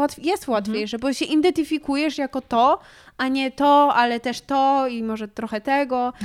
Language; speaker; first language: Polish; early bilingual, heritage; Polish